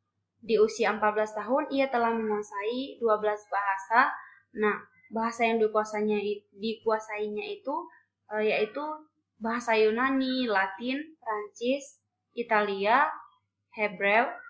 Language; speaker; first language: Indonesian; native; Indonesian